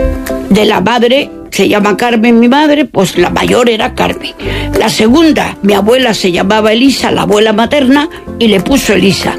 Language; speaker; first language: Spanish; native; Spanish